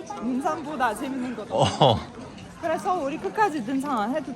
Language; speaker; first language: Korean; non-native, learner; Russian